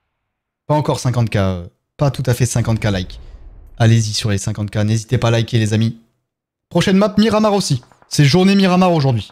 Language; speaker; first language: French; native; French